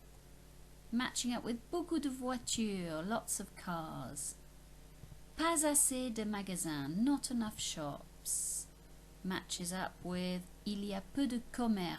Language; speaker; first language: French; non-native, fluent; English